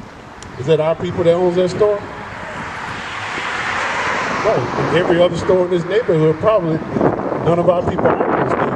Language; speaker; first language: English; native; English